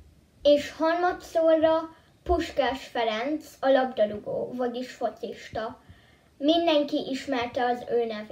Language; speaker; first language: Hungarian; early bilingual, heritage; Hungarian